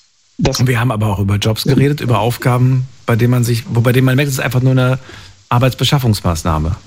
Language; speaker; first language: German; native; German